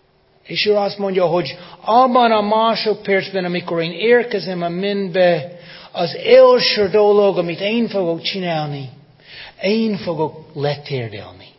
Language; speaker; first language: Hungarian; non-native, fluent; English